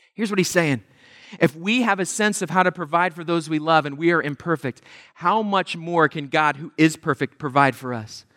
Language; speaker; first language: English; native; English